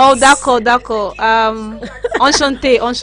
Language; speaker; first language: French; non-native, fluent; Igbo